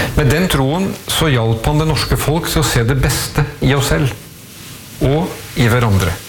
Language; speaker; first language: Norwegian; native; Norwegian